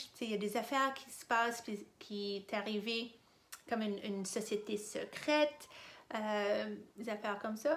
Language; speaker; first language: French; non-native, fluent; English